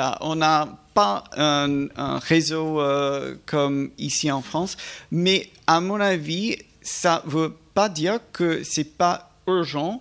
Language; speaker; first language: French; non-native, fluent; English